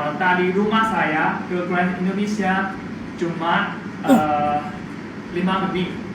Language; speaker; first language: Indonesian; non-native, fluent; Chinese